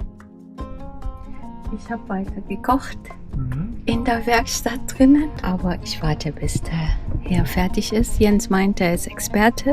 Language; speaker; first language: German; non-native, fluent; Arabic